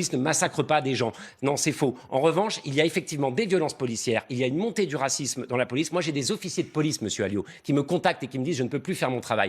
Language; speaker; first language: French; native; French